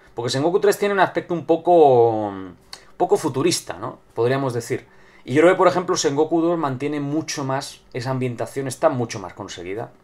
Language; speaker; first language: Spanish; native; Spanish